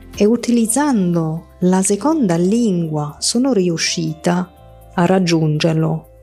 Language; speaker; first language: Italian; non-native, fluent; German